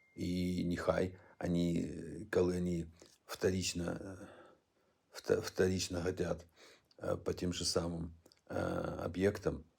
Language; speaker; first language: Russian; non-native, local second language; Ukrainian